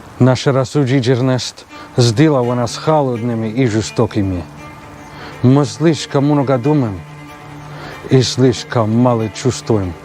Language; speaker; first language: Russian; non-native, learner; English